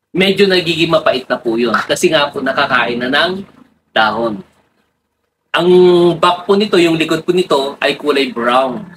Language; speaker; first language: Filipino; non-native, local second language; Iloko